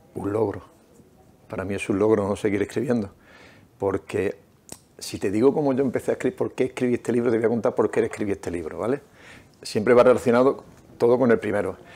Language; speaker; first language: Spanish; native; Spanish